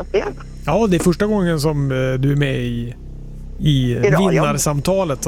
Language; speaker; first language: Swedish; native; Swedish